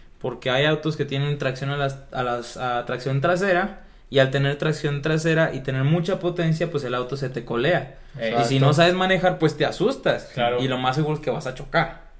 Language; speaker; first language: Spanish; native; Spanish